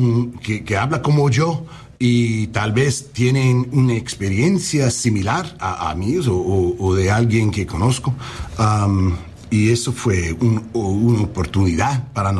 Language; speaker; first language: Spanish; non-native, learner; English